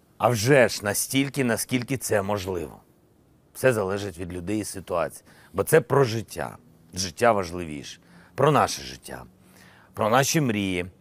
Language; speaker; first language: Ukrainian; non-native, local second language; Russian